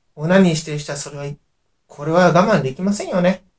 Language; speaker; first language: Japanese; native; Japanese